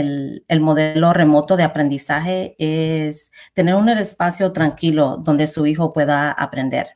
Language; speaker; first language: Spanish; early bilingual, heritage; Spanish